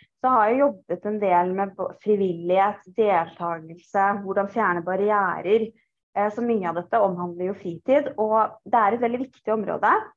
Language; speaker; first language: Norwegian; early bilingual, other home language; Persian